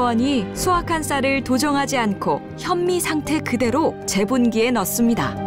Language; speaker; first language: Korean; native; Korean